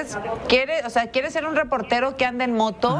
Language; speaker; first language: Spanish; native; Spanish